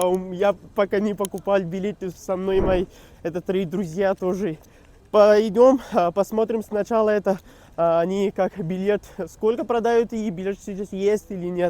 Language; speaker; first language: Russian; non-native, learner; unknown